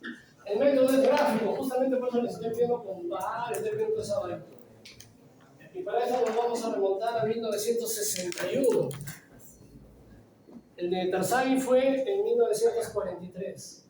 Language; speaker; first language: Spanish; native; Spanish